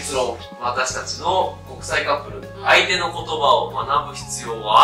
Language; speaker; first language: Japanese; native; Japanese